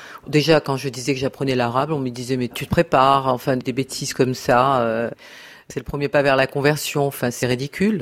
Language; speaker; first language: French; native; French